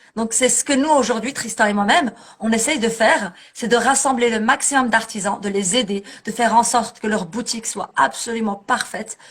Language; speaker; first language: French; early bilingual, other home language; Arabic